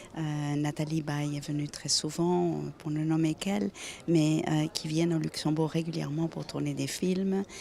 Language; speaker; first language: French; non-native, fluent; Spanish